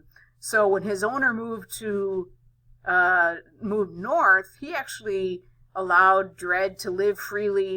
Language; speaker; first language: English; native; English